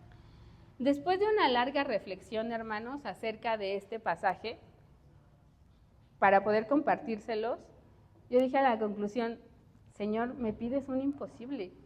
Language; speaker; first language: Spanish; native; Spanish